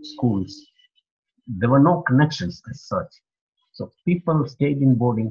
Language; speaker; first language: English; non-native, local second language; Gujarati